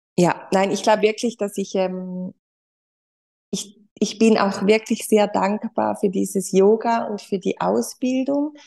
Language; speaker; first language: German; non-native, fluent; Spanish